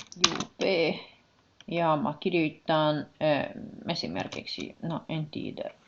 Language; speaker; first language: Finnish; non-native, learner; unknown